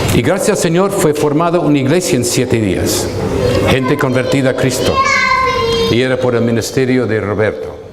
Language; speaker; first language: Spanish; non-native, fluent; English